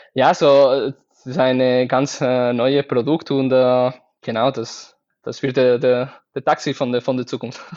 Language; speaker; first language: German; non-native, fluent; Spanish